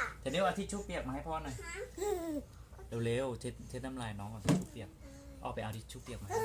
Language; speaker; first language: Thai; native; Thai